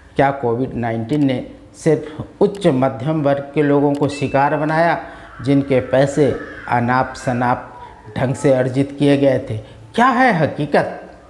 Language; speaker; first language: Hindi; native; Hindi